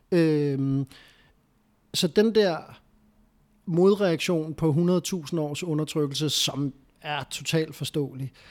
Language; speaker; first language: Danish; early bilingual, other home language; Spanish